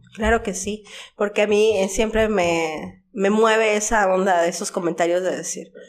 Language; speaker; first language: Spanish; native; Spanish